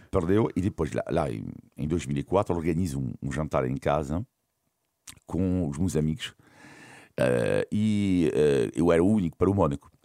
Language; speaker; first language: Portuguese; non-native, fluent; French